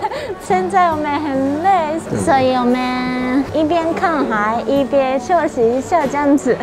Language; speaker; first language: Chinese; non-native, fluent; Japanese